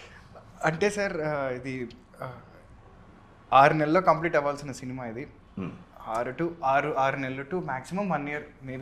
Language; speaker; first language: Telugu; native; Telugu